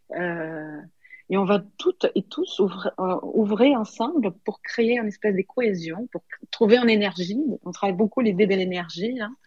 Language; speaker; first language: French; non-native, fluent; Portuguese